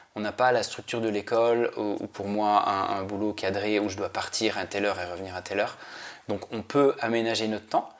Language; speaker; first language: French; native; French